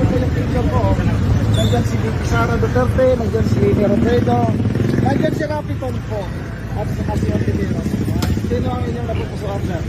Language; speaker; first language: Filipino; native; Filipino